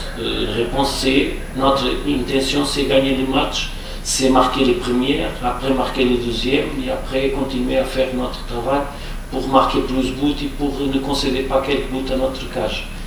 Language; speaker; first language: French; non-native, fluent; Portuguese